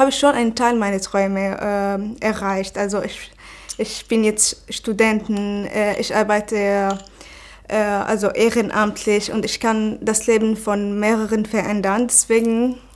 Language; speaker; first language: German; non-native, fluent; Arabic